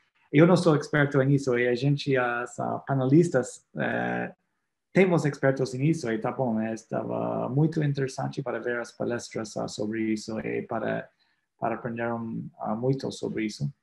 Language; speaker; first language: Portuguese; non-native, fluent; English